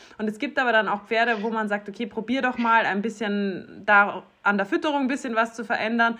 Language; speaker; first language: German; native; German